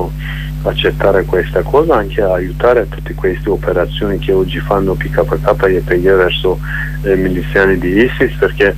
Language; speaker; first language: Italian; non-native, learner; Kurdish